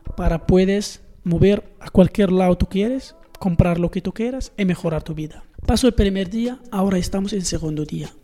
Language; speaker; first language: Spanish; non-native, learner; Arabic